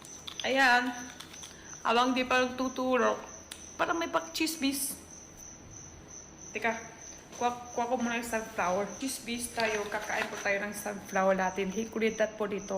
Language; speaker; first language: Filipino; non-native, learner; Chinese